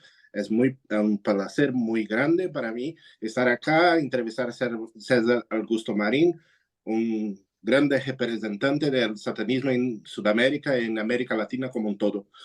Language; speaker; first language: Spanish; non-native, learner; Portuguese